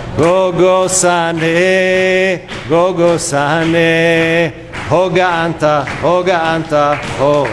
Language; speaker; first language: Somali; non-native, fluent; English